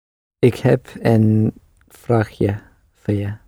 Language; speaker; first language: Dutch; non-native, learner; English